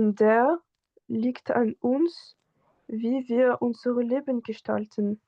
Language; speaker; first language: German; non-native, fluent; French